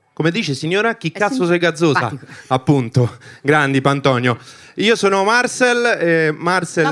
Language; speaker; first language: Italian; early bilingual, other home language; Albanian